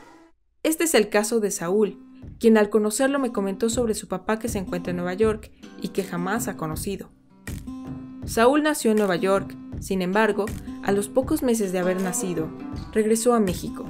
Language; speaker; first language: Spanish; native; Spanish